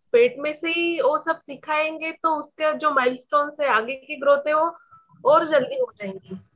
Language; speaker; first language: Hindi; non-native, local second language; Marathi